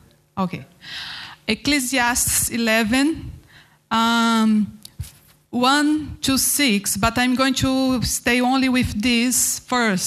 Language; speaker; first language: English; non-native, learner; Portuguese